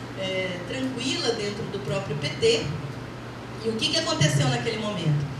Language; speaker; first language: Portuguese; native; Portuguese